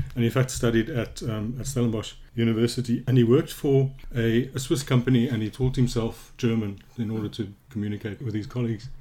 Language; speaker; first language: English; native; English